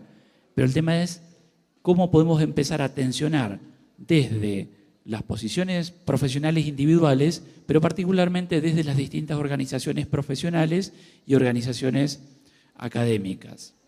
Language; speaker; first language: Spanish; native; Spanish